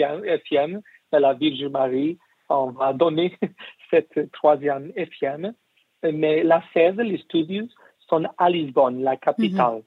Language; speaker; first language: French; non-native, learner; Portuguese